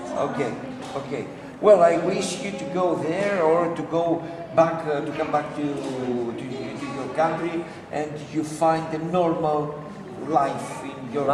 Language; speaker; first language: English; non-native, fluent; Greek